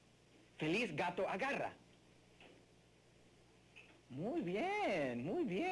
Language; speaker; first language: Spanish; non-native, fluent; English